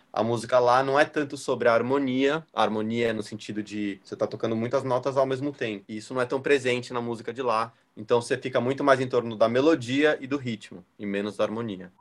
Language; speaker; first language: Portuguese; native; Portuguese